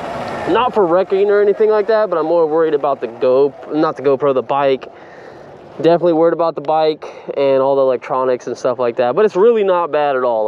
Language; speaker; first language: English; native; English